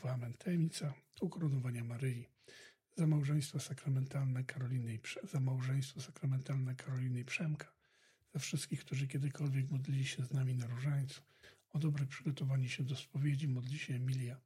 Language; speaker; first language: Polish; native; Polish